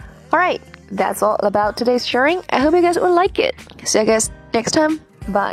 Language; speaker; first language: English; non-native, fluent; Chinese